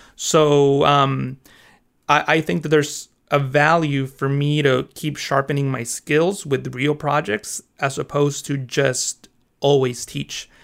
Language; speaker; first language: English; early bilingual, other home language; Spanish